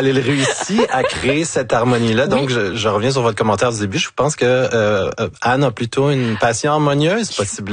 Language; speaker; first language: French; native; French